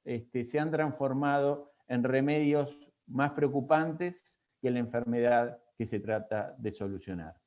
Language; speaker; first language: Spanish; native; Spanish